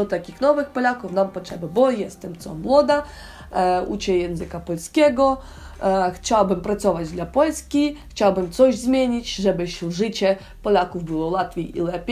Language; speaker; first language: Polish; non-native, learner; Ukrainian